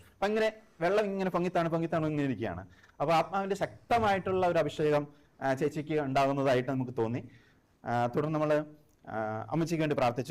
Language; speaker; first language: Malayalam; native; Malayalam